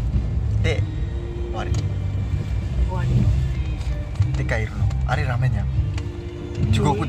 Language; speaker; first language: Japanese; non-native, learner; Indonesian